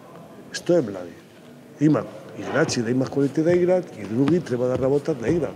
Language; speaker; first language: Macedonian; non-native, learner; Spanish